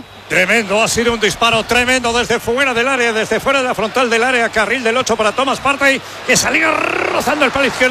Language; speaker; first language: Spanish; native; Spanish